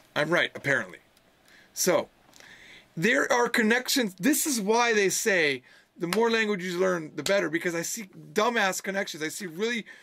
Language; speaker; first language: English; native; English